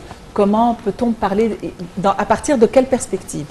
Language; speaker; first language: French; non-native, local second language; Arabic